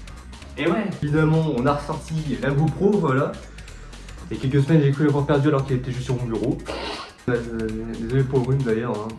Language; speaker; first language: French; native; French